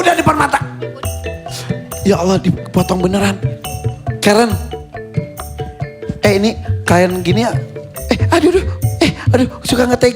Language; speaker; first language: Indonesian; native; Indonesian